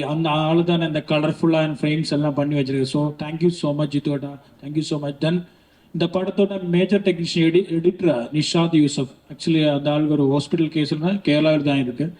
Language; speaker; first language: Tamil; non-native, learner; Malayalam